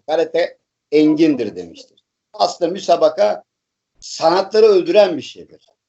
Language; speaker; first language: Turkish; native; Turkish